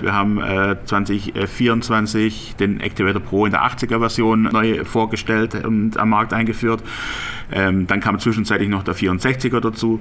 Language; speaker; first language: German; native; German